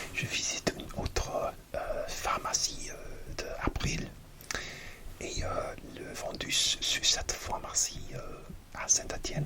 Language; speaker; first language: French; non-native, learner; English